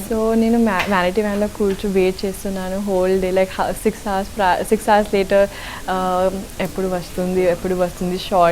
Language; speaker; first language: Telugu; non-native, local second language; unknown